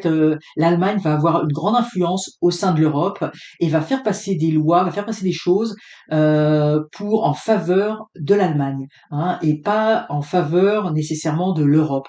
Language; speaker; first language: French; native; French